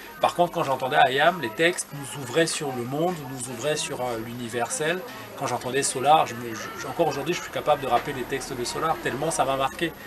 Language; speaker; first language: French; non-native, local second language; Duala